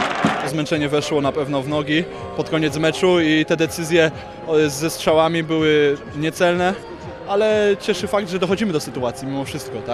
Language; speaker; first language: Polish; native; Polish